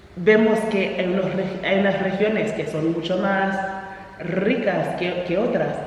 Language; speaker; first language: Spanish; non-native, fluent; English